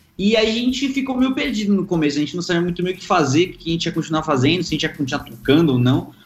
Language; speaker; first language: Portuguese; early bilingual, other home language; Spanish